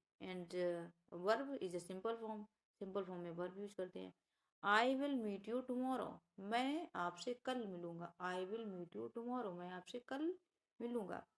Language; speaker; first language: Hindi; native; Hindi